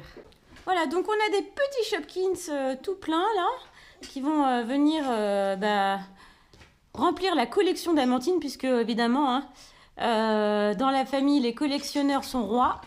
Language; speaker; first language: French; native; French